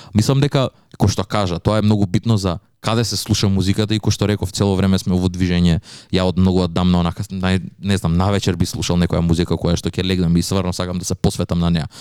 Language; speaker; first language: Macedonian; native; Macedonian